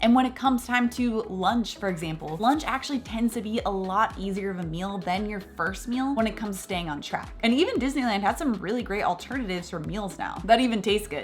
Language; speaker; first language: English; native; English